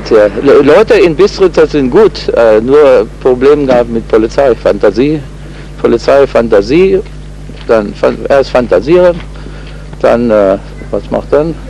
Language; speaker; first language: German; non-native, learner; Slovenian